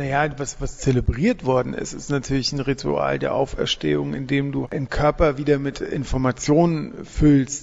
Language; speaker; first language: German; native; German